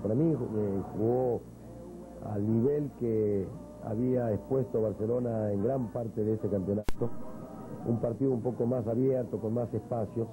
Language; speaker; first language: Spanish; native; Spanish